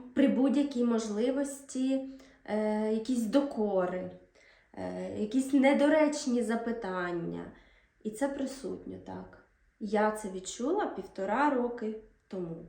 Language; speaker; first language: Ukrainian; native; Ukrainian